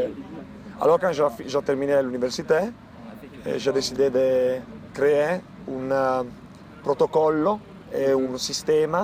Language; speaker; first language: French; non-native, learner; Italian